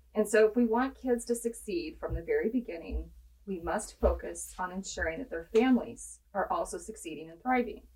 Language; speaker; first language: English; native; English